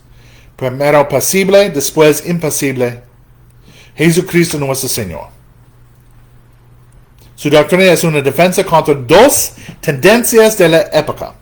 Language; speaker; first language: Spanish; non-native, fluent; English